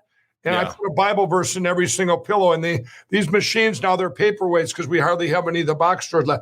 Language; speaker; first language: English; native; English